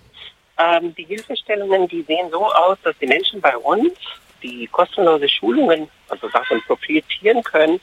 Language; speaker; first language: German; non-native, fluent; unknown